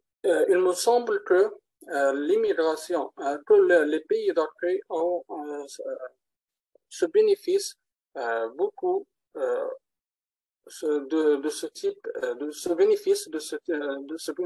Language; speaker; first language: French; non-native, learner; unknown